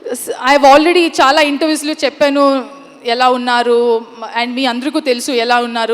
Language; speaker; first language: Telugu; non-native, learner; Kannada